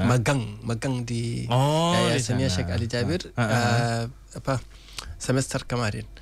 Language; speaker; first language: Indonesian; non-native, learner; Hausa